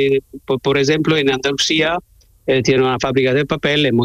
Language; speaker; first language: Spanish; non-native, learner; Italian